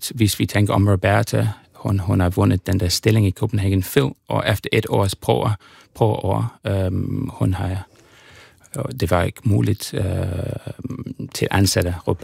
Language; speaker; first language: Danish; non-native, fluent; German